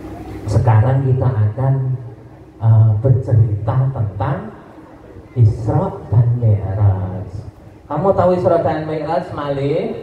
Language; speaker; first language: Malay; non-native, local second language; Javanese